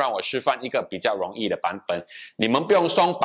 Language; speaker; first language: Chinese; non-native, local second language; English